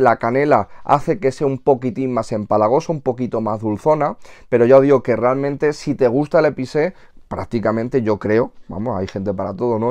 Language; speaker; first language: Spanish; native; Spanish